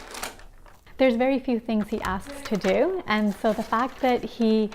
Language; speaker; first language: English; native; English